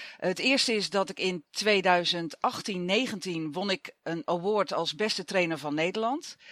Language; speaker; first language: Dutch; native; Dutch